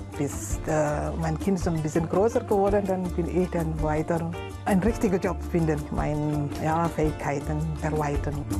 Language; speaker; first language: German; non-native, learner; Indonesian